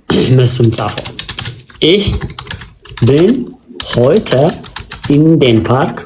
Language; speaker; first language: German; non-native, fluent; Amharic